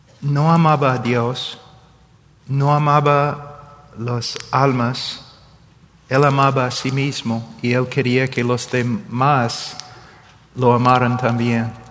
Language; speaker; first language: Spanish; non-native, fluent; English